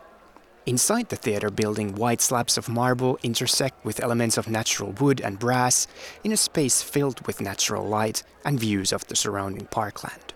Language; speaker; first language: English; non-native, fluent; Finnish